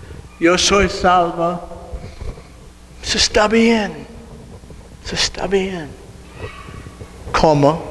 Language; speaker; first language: Spanish; non-native, learner; English